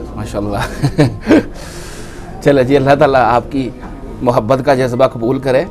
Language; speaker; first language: Urdu; non-native, local second language; Punjabi